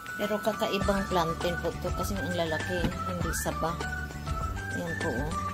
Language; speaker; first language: Filipino; non-native, local second language; Cebuano